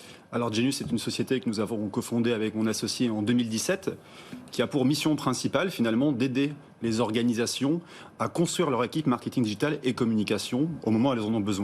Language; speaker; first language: French; native; French